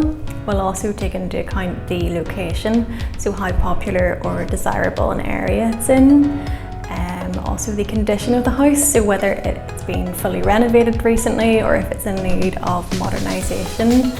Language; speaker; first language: English; native; English